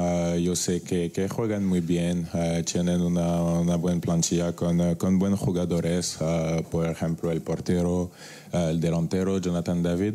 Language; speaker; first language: Spanish; non-native, fluent; French